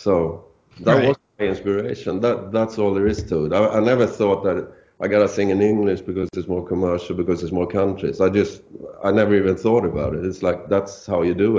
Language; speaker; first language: English; non-native, fluent; Swedish